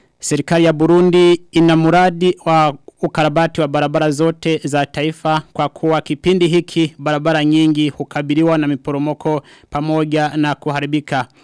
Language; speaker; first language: Swahili; non-native, local second language; Rundi